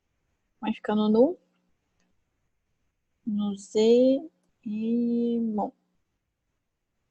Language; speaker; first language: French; non-native, fluent; Portuguese